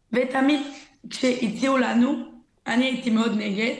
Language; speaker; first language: Hebrew; early bilingual, other home language; French